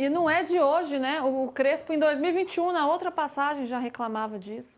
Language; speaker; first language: Portuguese; native; Portuguese